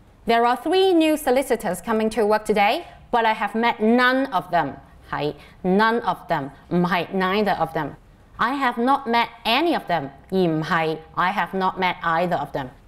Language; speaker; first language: English; non-native, local second language; Cantonese